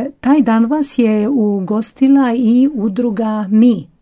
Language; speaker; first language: Croatian; native; Croatian